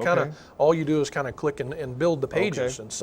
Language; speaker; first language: English; native; English